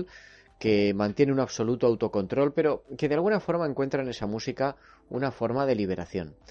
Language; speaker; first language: Spanish; native; Spanish